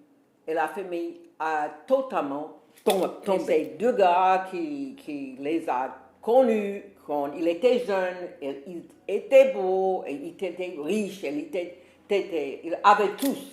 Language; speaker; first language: French; non-native, fluent; English